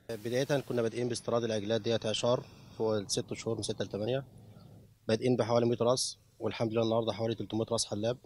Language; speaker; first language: Arabic; native; Arabic